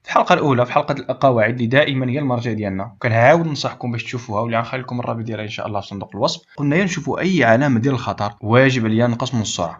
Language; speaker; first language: Arabic; native; Arabic